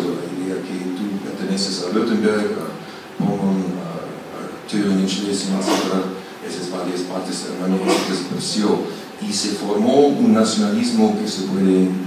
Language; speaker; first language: Spanish; non-native, fluent; German